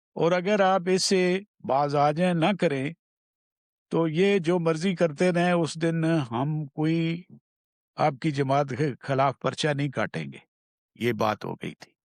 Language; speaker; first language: Urdu; non-native, local second language; Punjabi